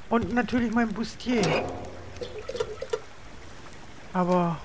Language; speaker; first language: German; native; German